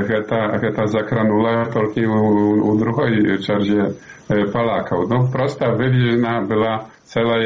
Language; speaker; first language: Polish; non-native, learner; Belarusian